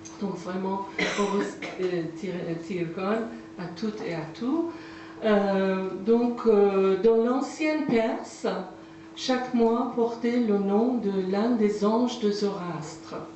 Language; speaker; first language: French; non-native, fluent; Persian